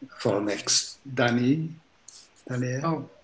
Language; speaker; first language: English; non-native, learner; Japanese